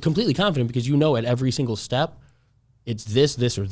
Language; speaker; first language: English; native; English